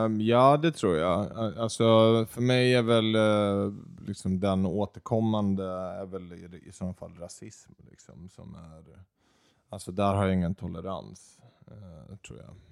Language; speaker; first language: Swedish; early bilingual, other home language; Serbian